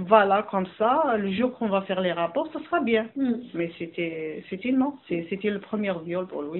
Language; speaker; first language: French; non-native, learner; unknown